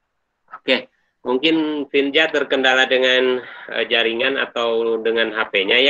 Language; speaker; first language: Indonesian; native; Indonesian